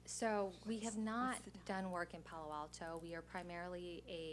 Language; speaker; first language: English; native; English